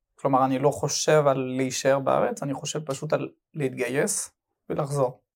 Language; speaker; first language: Hebrew; non-native, fluent; French